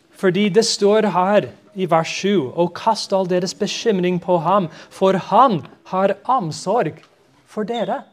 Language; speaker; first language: Norwegian; non-native, fluent; English